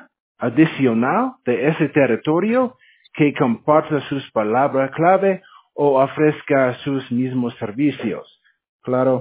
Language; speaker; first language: Spanish; non-native, fluent; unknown